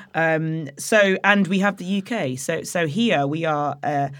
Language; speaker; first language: English; native; English